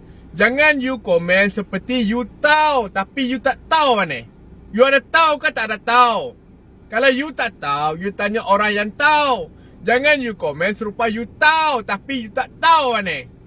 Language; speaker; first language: Malay; native; Malay